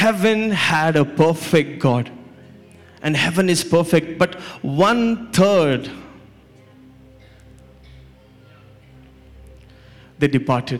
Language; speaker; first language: English; non-native, local second language; Malayalam